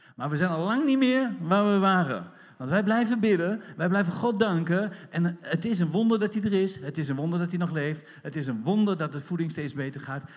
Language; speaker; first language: Dutch; native; Dutch